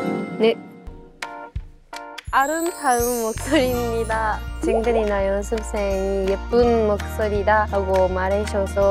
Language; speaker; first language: Korean; non-native, learner; Japanese